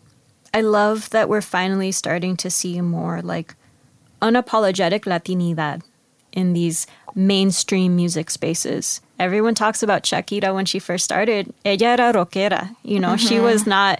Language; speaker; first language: English; early bilingual, other home language; Spanish